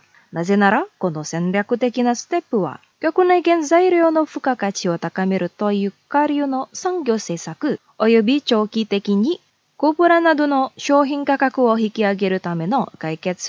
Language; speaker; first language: Japanese; non-native, fluent; Indonesian